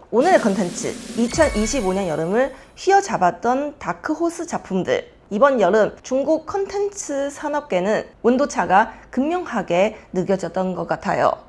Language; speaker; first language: Korean; non-native, fluent; Chinese